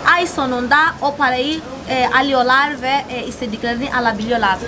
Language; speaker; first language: Turkish; non-native, fluent; Portuguese